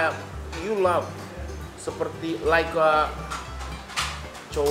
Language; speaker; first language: English; non-native, learner; Indonesian